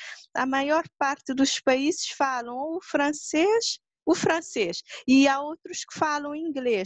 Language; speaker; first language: Portuguese; non-native, local second language; Kabuverdianu